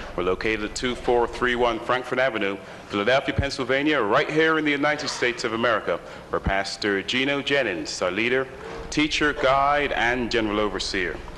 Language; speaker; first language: English; native; English